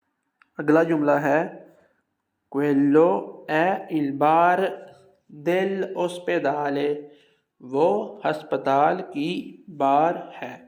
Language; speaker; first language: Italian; non-native, fluent; Urdu